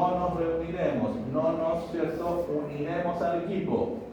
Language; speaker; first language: Spanish; native; Spanish